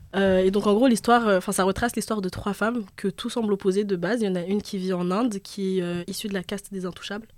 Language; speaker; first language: French; early bilingual, other home language; Bambara